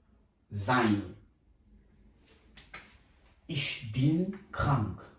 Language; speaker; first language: German; non-native, fluent; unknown